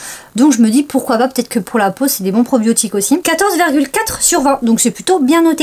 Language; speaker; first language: French; native; French